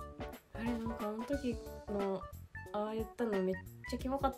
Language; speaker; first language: Japanese; native; Japanese